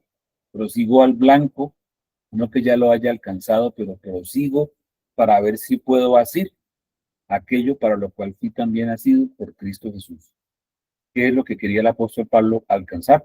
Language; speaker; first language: Spanish; native; Spanish